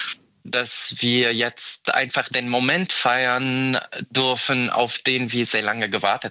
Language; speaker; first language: German; non-native, fluent; Arabic